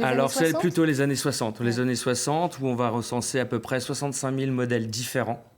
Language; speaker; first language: French; native; French